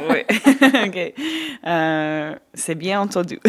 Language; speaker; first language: French; non-native, fluent; English